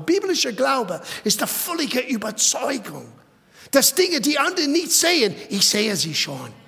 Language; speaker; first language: German; non-native, fluent; English